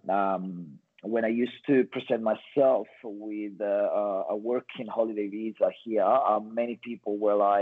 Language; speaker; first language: English; non-native, fluent; Italian